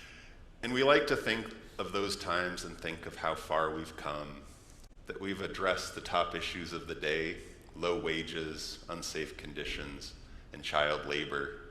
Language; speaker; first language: English; native; English